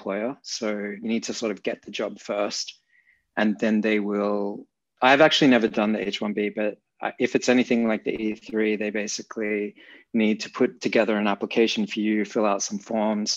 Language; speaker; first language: English; native; English